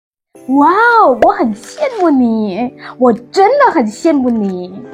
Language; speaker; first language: Chinese; non-native, fluent; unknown